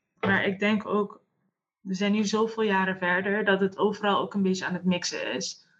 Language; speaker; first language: Dutch; native; Dutch